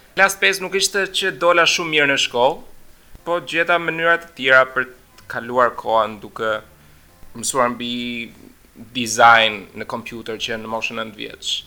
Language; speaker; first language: Albanian; early bilingual, heritage; Albanian